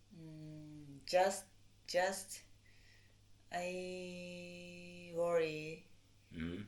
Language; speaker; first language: English; non-native, learner; Japanese